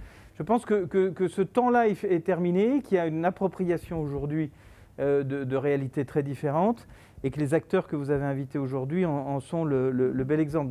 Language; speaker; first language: French; native; French